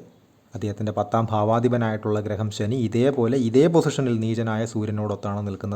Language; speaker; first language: Malayalam; native; Malayalam